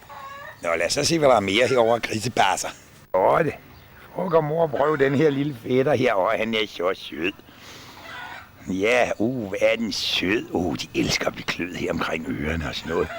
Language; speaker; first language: Danish; native; Danish